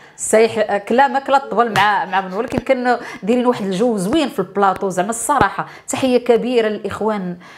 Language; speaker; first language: Arabic; native; Arabic